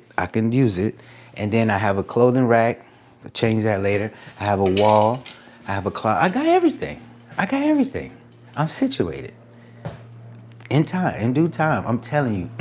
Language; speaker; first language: English; native; English